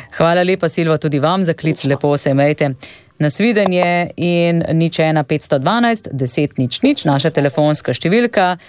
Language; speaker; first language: Slovenian; native; Slovenian